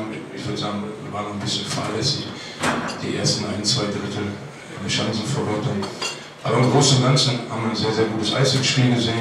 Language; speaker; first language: German; native; German